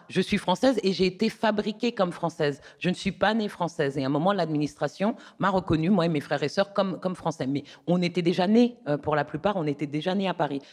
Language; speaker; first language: French; native; French